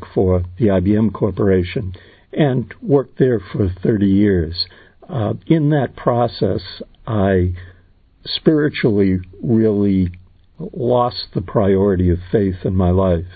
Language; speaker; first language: English; native; English